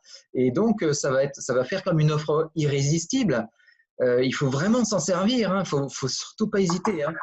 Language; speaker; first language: French; native; French